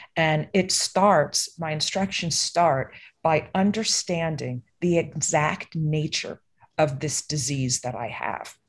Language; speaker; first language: English; native; English